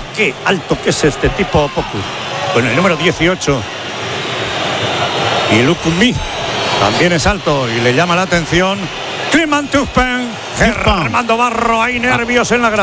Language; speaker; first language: Spanish; native; Spanish